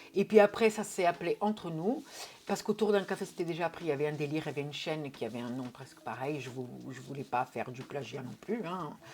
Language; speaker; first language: French; non-native, fluent; Portuguese